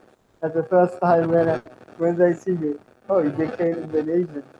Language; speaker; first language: English; non-native, fluent; Turkmen